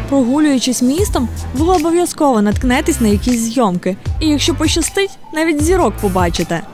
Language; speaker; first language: Ukrainian; native; Ukrainian